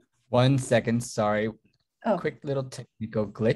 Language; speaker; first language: English; early bilingual, other home language; Spanish